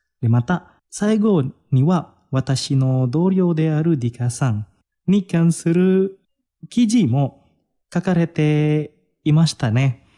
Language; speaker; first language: Japanese; non-native, fluent; Indonesian